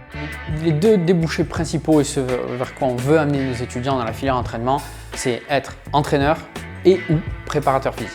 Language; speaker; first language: French; native; French